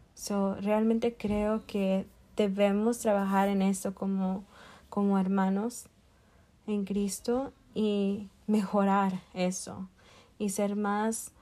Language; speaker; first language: Spanish; early bilingual, other home language; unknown